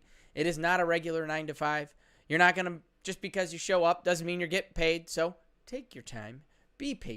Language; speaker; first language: English; native; English